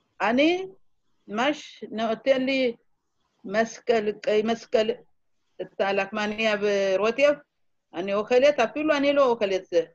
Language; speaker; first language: Hebrew; non-native, fluent; Amharic